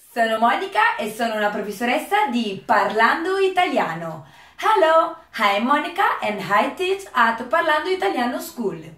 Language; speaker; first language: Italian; native; Italian